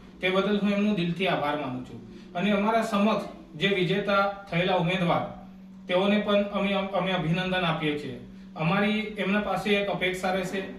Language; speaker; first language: Gujarati; non-native, local second language; Kukna